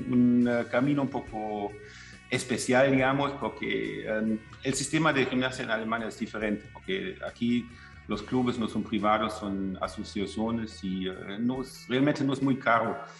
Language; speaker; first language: Spanish; non-native, fluent; German